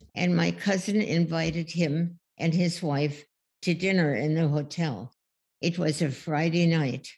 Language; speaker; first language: English; early bilingual, other home language; German